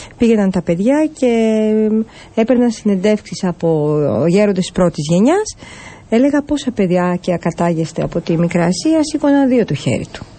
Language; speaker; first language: Greek; native; Greek